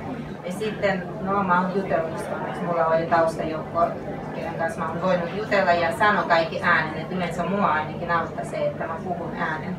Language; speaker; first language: Finnish; non-native, fluent; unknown